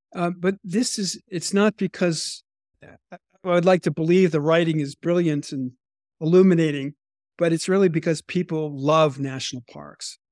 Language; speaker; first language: English; native; English